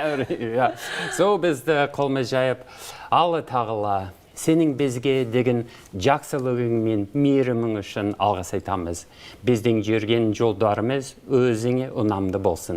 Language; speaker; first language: Kazakh; non-native, learner; English